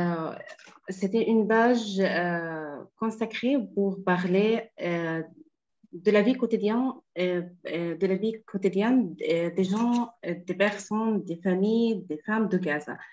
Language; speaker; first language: French; non-native, fluent; Arabic